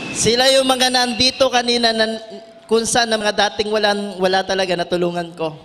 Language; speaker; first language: Filipino; non-native, local second language; Bikol